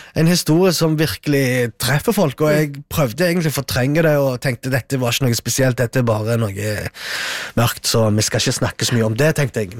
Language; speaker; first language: Norwegian; early bilingual, other home language; Arabic